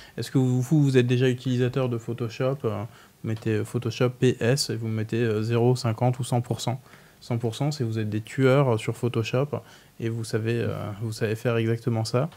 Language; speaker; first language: French; native; French